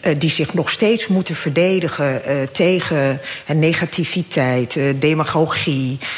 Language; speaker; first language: Dutch; early bilingual, other home language; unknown